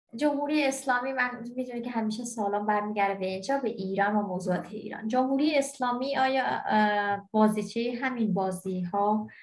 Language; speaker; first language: Persian; non-native, local second language; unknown